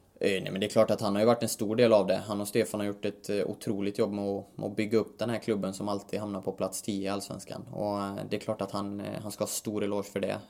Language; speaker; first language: Swedish; native; Swedish